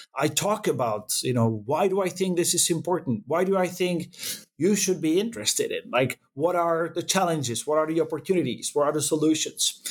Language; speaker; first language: English; non-native, fluent; Czech